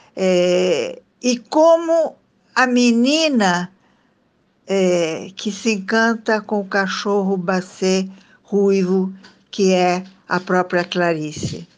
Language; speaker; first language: Portuguese; non-native, fluent; Italian